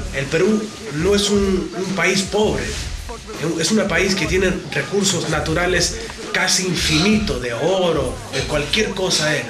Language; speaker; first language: Spanish; early bilingual, heritage; Spanish